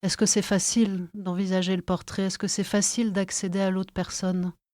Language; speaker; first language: French; native; French